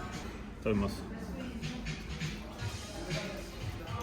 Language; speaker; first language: Japanese; non-native, fluent; French